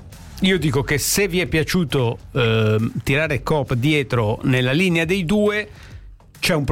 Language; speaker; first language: Italian; native; Italian